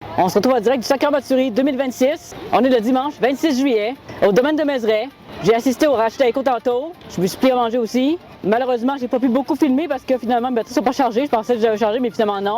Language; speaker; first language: French; native; French